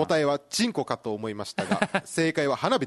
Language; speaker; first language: Japanese; native; Japanese